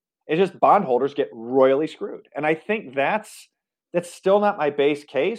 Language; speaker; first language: English; native; English